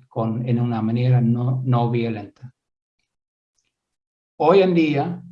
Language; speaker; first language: Spanish; non-native, fluent; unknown